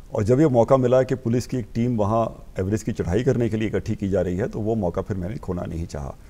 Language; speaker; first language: Hindi; native; Hindi